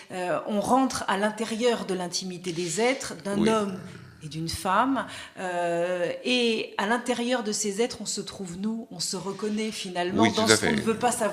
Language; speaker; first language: French; native; French